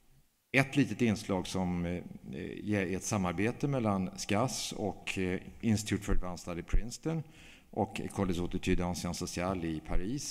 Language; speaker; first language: Swedish; native; Swedish